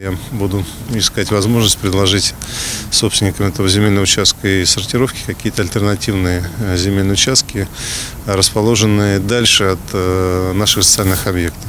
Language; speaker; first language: Russian; native; Russian